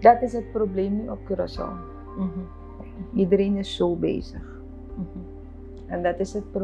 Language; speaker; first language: Dutch; non-native, local second language; Papiamento